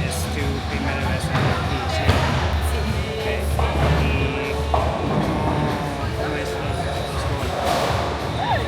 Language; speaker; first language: Spanish; non-native, learner; English